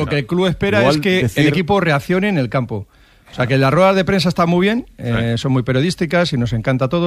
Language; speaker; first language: Spanish; native; Spanish